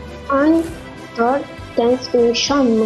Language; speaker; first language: French; non-native, learner; Malay